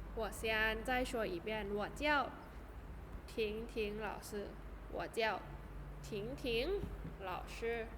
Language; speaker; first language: Chinese; non-native, fluent; Thai